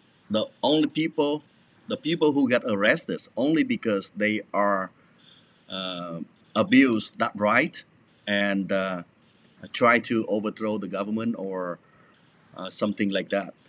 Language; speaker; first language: English; non-native, fluent; Vietnamese